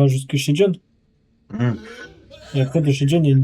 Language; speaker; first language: French; native; French